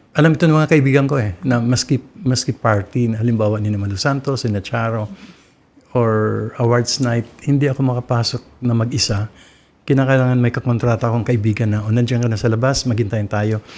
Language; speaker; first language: Filipino; non-native, local second language; Bikol